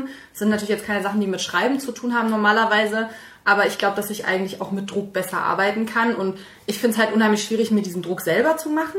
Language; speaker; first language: German; native; German